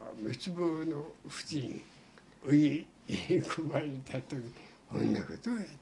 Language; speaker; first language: Japanese; native; Japanese